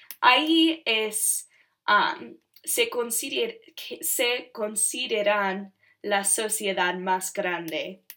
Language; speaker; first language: Spanish; non-native, learner; English